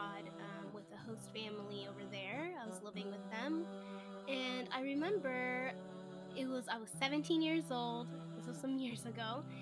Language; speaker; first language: English; native; English